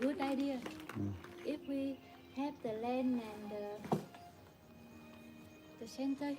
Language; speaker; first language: English; non-native, learner; Vietnamese